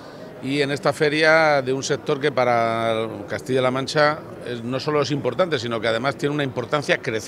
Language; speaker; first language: Spanish; native; Spanish